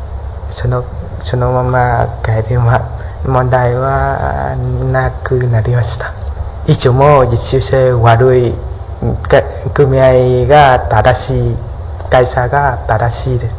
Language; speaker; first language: Japanese; non-native, learner; Vietnamese